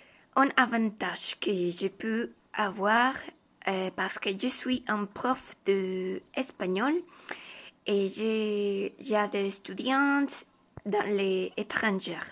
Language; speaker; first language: French; non-native, learner; Spanish